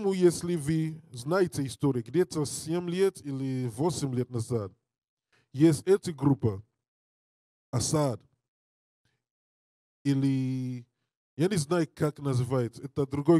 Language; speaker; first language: Russian; non-native, learner; English